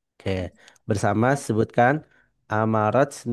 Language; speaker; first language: Indonesian; non-native, fluent; Banjar